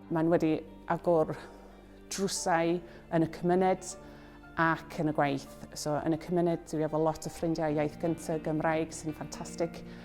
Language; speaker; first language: Welsh; non-native, fluent; English